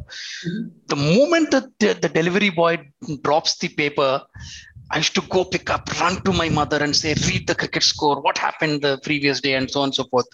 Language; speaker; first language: English; non-native, local second language; Telugu